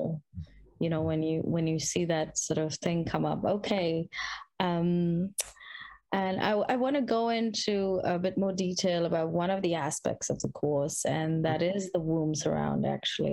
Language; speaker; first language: English; non-native, local second language; Hindi